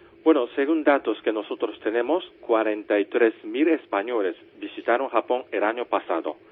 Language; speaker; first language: Spanish; non-native, fluent; Japanese